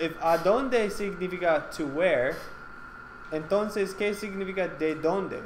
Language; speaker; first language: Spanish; non-native, fluent; English